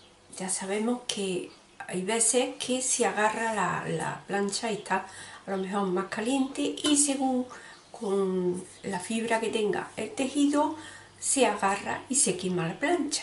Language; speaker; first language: Spanish; native; Spanish